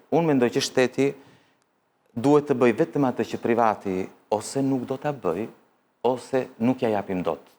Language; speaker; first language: Albanian; early bilingual, heritage; Albanian